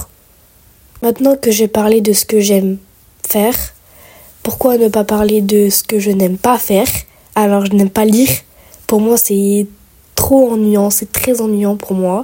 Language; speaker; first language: French; early bilingual, other home language; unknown